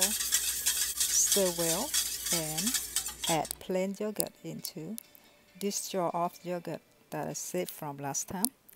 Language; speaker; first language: English; non-native, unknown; Vietnamese